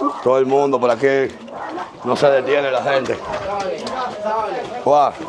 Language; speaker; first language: Spanish; native; Spanish